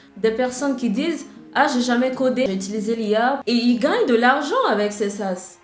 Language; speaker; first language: French; non-native, fluent; English